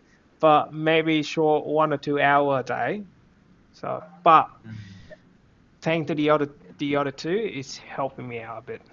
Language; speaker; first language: English; non-native, fluent; Vietnamese